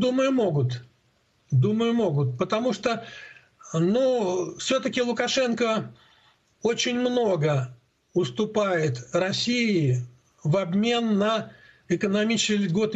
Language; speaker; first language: Russian; native; Russian